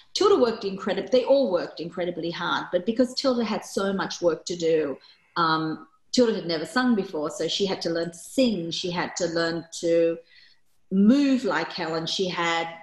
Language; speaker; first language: English; early bilingual, other home language; Korean